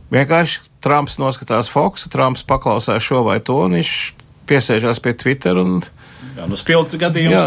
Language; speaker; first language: Latvian; early bilingual, heritage; Latvian